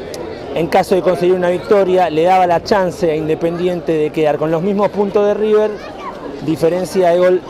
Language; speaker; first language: Spanish; native; Spanish